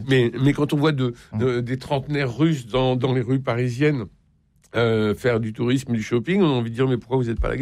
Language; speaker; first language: French; native; French